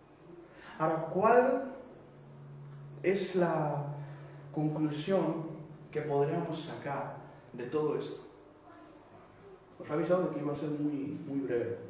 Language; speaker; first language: Spanish; native; Spanish